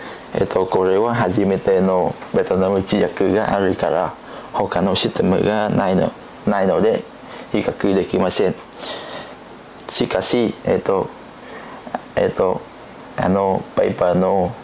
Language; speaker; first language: Japanese; non-native, learner; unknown